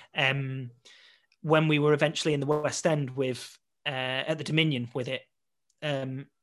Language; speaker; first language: English; native; English